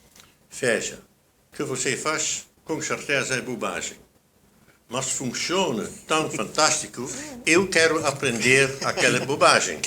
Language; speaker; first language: Portuguese; non-native, fluent; Dutch